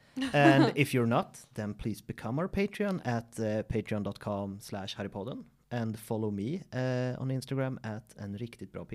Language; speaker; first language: English; non-native, fluent; Swedish